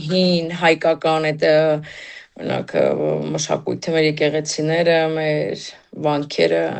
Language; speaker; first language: Armenian; native; Armenian